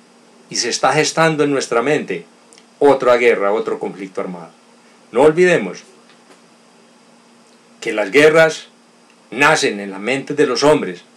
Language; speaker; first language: Spanish; native; Spanish